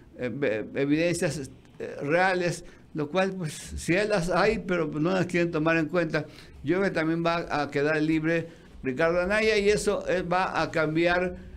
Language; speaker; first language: Spanish; native; Spanish